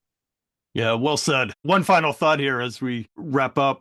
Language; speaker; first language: English; native; English